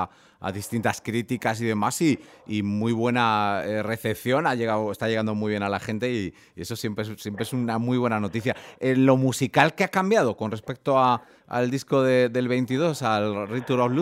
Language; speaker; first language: Spanish; native; Spanish